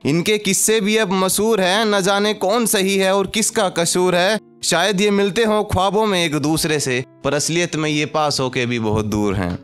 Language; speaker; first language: Hindi; native; Hindi